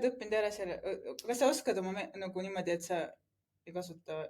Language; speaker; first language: Estonian; native; Estonian